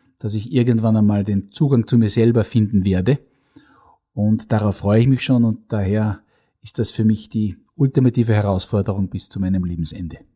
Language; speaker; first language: German; native; German